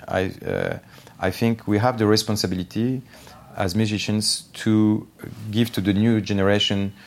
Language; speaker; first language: English; non-native, fluent; Armenian